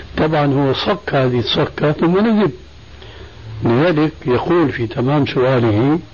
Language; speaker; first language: Arabic; early bilingual, other home language; Albanian